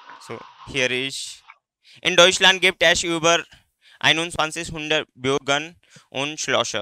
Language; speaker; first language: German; non-native, learner; Hindi